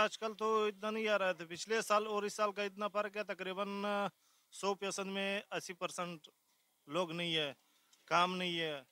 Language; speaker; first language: Hindi; non-native, local second language; Pashto